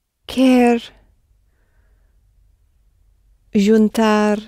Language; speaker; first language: Portuguese; non-native, learner; English